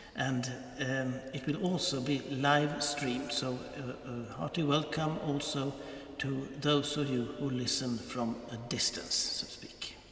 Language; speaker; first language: English; non-native, fluent; Swedish